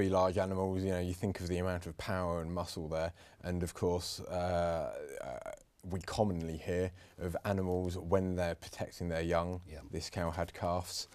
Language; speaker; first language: English; native; English